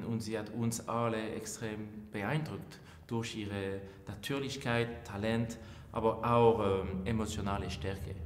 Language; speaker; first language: German; non-native, local second language; French